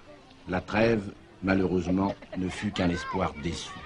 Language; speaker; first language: French; native; French